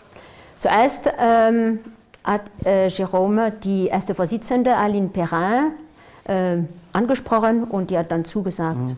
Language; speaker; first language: German; non-native, fluent; French